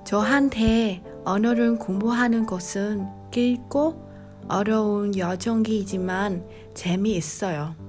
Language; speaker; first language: Korean; non-native, learner; Vietnamese